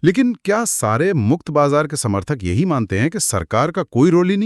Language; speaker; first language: Hindi; native; Hindi